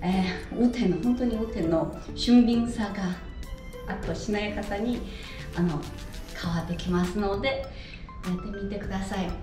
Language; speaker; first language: Japanese; non-native, fluent; Chinese